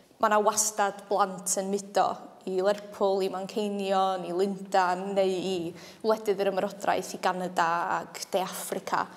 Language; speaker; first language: Welsh; native; Welsh